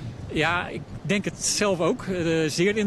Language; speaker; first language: Dutch; native; Dutch